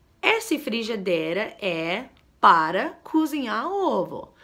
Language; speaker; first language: Portuguese; non-native, fluent; English